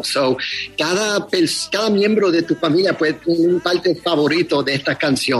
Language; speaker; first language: Spanish; early bilingual, heritage; Spanish